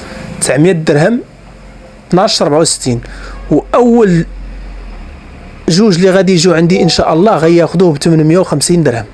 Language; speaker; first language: Arabic; native; Arabic